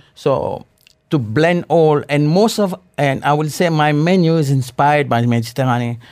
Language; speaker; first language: English; non-native, fluent; Morisyen